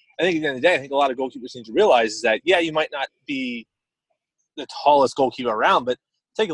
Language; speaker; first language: English; native; English